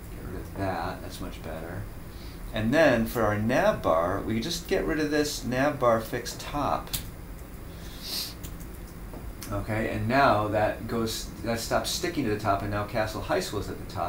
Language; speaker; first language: English; native; English